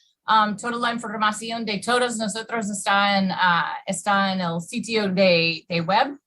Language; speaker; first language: Spanish; non-native, fluent; English